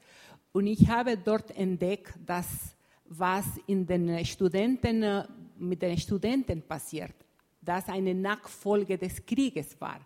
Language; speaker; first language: German; non-native, fluent; Spanish